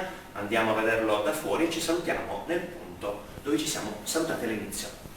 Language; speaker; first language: Italian; native; Italian